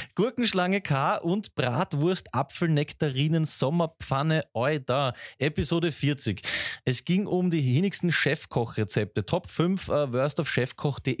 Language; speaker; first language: German; native; German